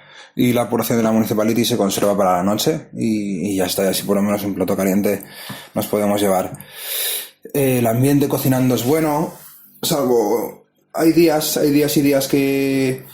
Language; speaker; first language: Spanish; native; Spanish